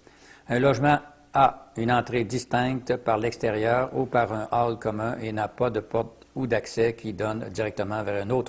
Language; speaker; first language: French; native; French